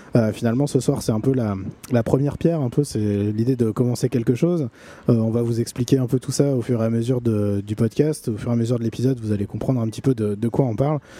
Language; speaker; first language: French; native; French